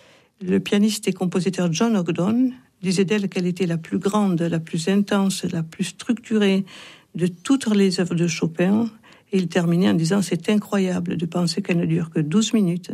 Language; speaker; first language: French; native; French